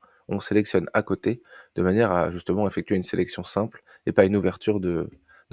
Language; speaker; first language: French; native; French